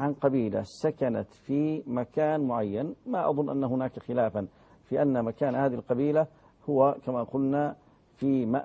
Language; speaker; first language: Arabic; native; Arabic